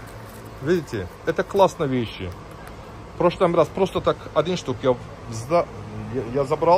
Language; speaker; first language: Russian; non-native, learner; Turkish